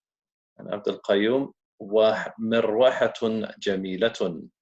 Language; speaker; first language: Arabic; non-native, fluent; English